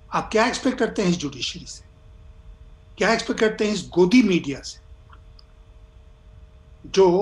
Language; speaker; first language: Hindi; native; Hindi